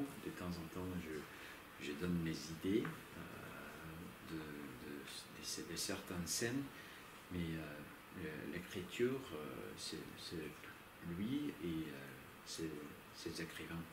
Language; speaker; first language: French; non-native, learner; English